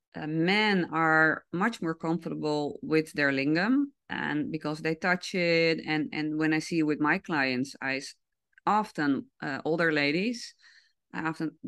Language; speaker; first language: English; non-native, fluent; Dutch